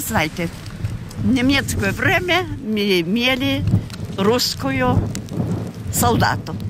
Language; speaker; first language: Russian; non-native, learner; Lithuanian